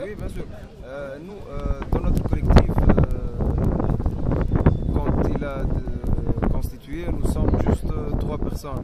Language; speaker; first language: French; non-native, local second language; Arabic